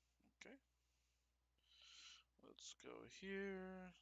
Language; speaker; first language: English; native; English